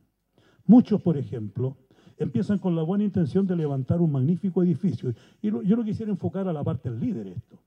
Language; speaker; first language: Spanish; native; Spanish